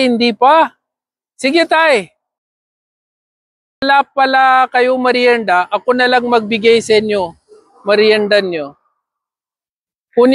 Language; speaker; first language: Filipino; non-native, learner; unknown